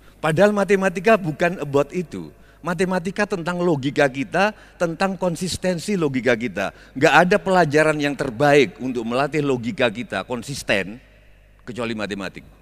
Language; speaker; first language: Indonesian; native; Indonesian